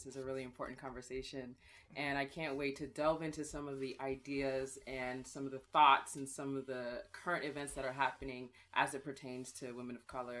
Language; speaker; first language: English; native; English